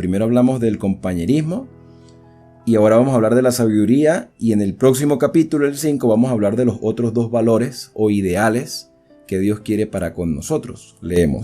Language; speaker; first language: Spanish; native; Spanish